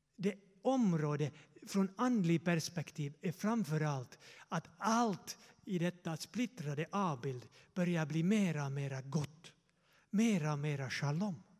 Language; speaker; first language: Swedish; non-native, fluent; Finnish